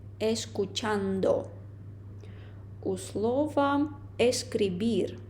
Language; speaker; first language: Spanish; non-native, fluent; Ukrainian